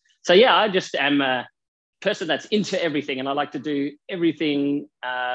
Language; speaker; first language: English; native; English